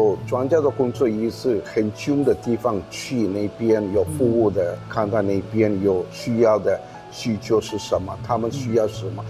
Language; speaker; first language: Chinese; non-native, fluent; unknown